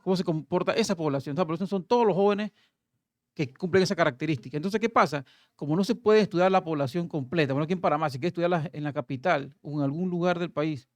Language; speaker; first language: Spanish; native; Spanish